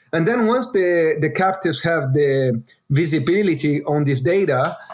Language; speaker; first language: English; non-native, fluent; Portuguese